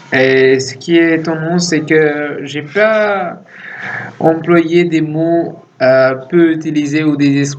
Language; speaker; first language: French; non-native, fluent; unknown